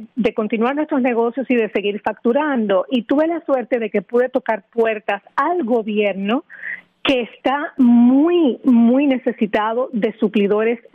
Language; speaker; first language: Spanish; native; Spanish